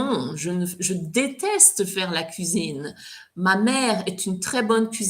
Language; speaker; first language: French; non-native, fluent; English